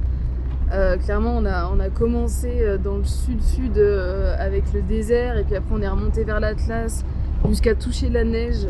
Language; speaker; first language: French; native; French